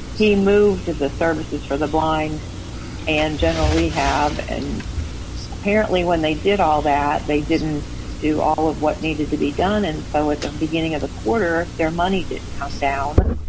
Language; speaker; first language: English; native; English